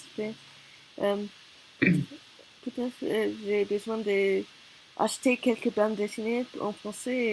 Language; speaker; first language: French; non-native, learner; Korean